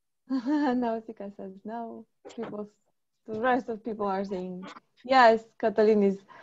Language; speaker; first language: English; non-native, fluent; Romanian